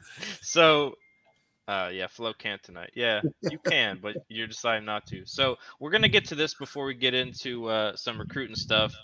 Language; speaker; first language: English; native; English